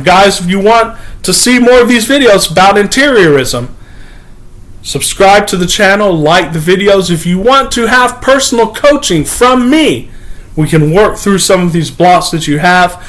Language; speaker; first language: English; native; English